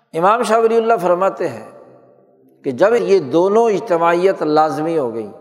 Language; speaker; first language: Urdu; native; Urdu